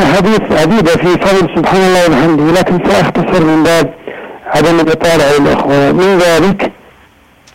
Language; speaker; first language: Arabic; native; Arabic